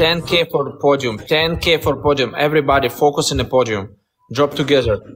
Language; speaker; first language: English; non-native, learner; Russian